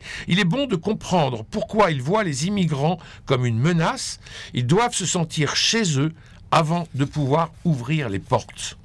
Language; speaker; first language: French; native; French